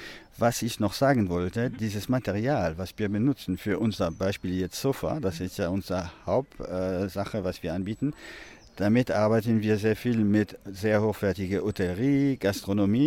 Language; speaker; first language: German; non-native, fluent; French